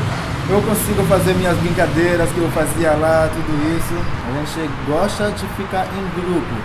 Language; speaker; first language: Portuguese; non-native, fluent; Haitian Creole